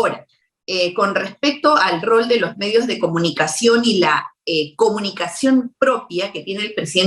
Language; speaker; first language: Spanish; native; Spanish